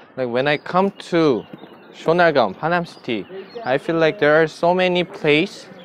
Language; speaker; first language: English; non-native, fluent; Korean